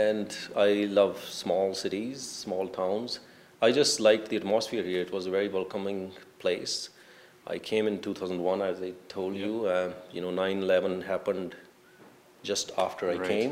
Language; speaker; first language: English; non-native, local second language; Punjabi